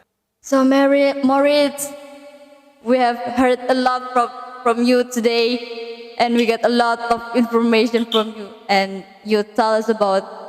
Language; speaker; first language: English; non-native, learner; Indonesian